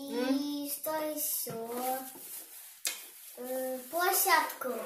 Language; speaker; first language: Russian; early bilingual, other home language; Vietnamese